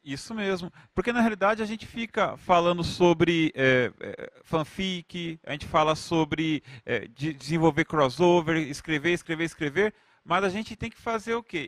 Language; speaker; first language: Portuguese; native; Portuguese